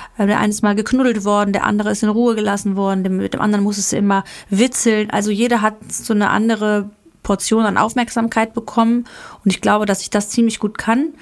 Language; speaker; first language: German; early bilingual, other home language; Greek